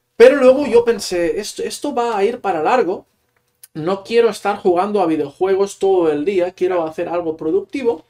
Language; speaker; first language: Spanish; non-native, local second language; Catalan